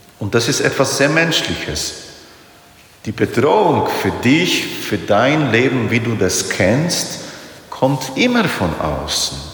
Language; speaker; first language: German; non-native, fluent; Polish